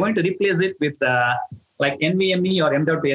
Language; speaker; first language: English; non-native, local second language; Tamil